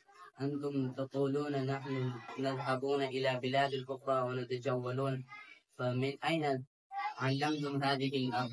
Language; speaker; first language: Arabic; non-native, learner; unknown